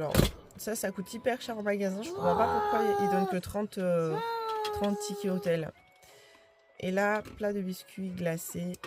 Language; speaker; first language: French; native; French